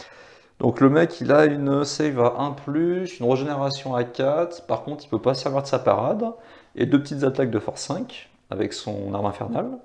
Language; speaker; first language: French; native; French